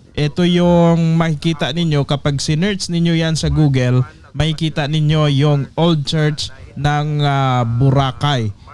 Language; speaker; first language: Filipino; native; Filipino